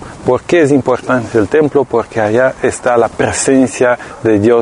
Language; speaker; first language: Spanish; non-native, fluent; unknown